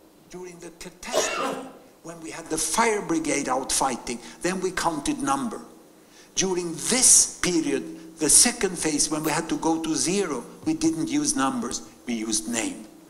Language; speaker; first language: English; non-native, fluent; Swedish